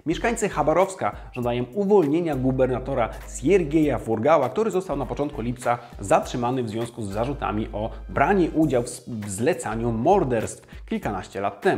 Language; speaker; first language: Polish; native; Polish